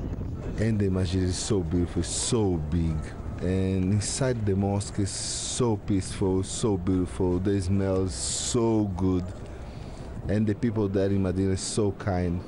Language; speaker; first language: English; non-native, learner; Portuguese